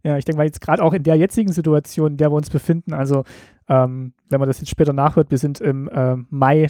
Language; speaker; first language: German; native; German